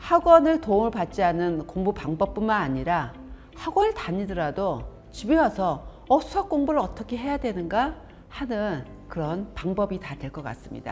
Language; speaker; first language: Korean; native; Korean